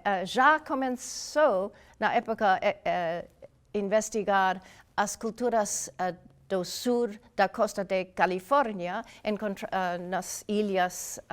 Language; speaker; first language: Portuguese; non-native, learner; English